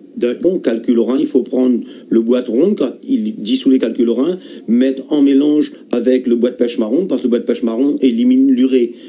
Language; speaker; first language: French; native; French